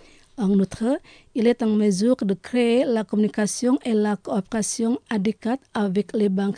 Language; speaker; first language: French; non-native, fluent; Indonesian